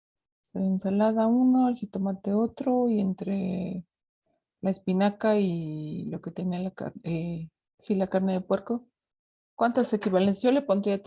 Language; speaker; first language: Spanish; native; Spanish